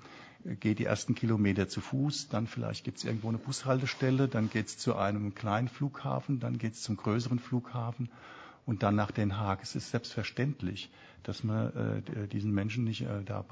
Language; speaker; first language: German; native; German